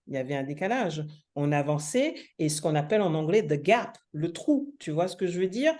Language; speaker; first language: French; native; French